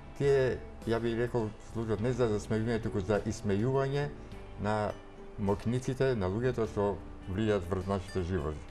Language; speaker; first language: Macedonian; native; Macedonian